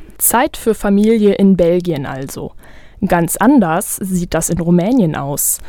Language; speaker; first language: German; native; German